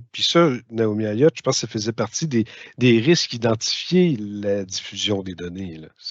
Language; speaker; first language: French; native; French